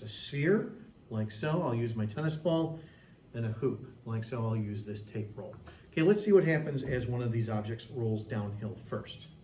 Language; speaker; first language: English; native; English